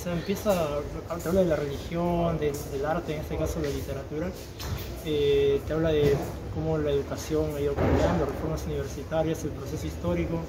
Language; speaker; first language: Spanish; native; Spanish